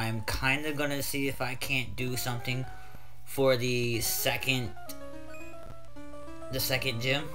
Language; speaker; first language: English; native; English